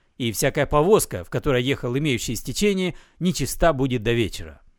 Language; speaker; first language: Russian; native; Russian